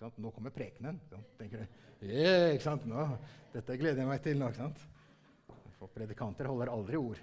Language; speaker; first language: Norwegian; early bilingual, heritage; Norwegian